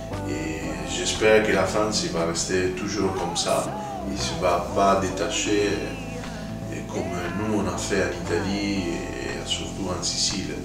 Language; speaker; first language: French; non-native, fluent; Italian